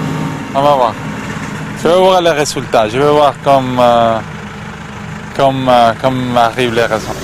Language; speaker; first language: French; non-native, learner; Spanish